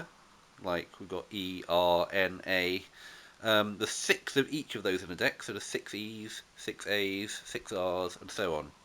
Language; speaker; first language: English; native; English